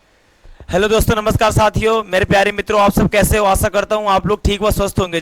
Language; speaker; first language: Hindi; native; Hindi